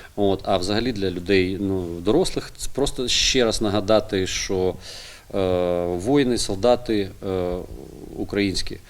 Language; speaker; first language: Ukrainian; native; Ukrainian